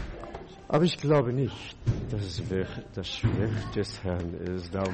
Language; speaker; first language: German; non-native, fluent; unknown